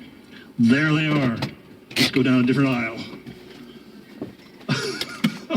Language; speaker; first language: English; native; English